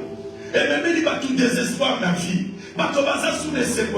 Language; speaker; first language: French; non-native, local second language; Lingala